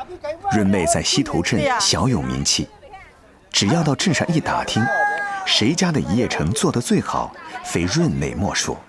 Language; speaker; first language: Chinese; native; Chinese